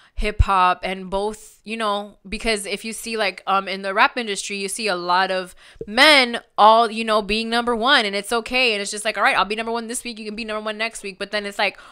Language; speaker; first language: English; early bilingual, other home language; Spanish